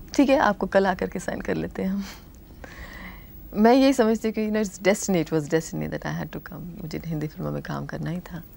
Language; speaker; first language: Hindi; non-native, local second language; Telugu